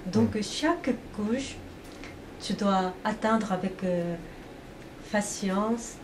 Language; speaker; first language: French; non-native, fluent; Korean